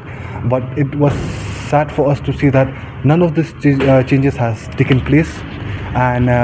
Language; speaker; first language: English; non-native, local second language; Khasi